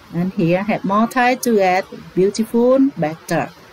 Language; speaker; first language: English; non-native, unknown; Vietnamese